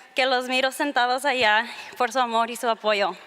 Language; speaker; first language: Spanish; early bilingual, heritage; Spanish